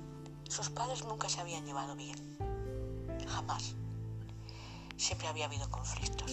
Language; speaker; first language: Spanish; native; Spanish